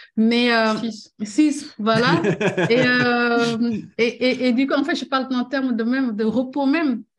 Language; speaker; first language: French; non-native, local second language; Wolof